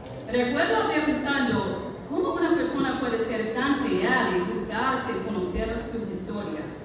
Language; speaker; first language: Spanish; non-native, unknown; English